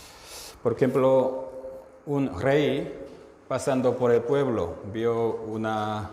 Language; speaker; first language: Spanish; non-native, fluent; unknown